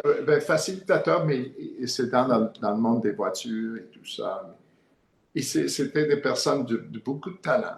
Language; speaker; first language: French; non-native, learner; English